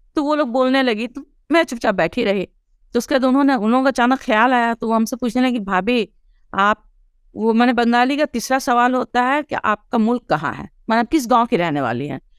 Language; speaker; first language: Urdu; early bilingual, heritage; Urdu